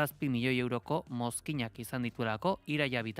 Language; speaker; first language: Basque; native; Basque